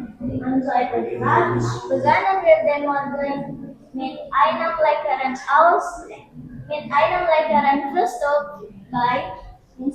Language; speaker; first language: German; non-native, learner; Indonesian